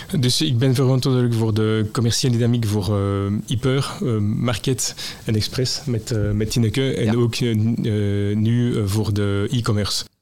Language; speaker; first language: Dutch; non-native, local second language; French